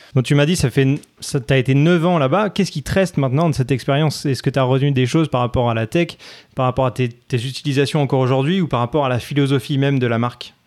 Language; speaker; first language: French; native; French